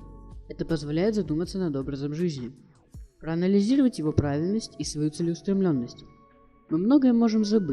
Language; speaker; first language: Russian; native; Russian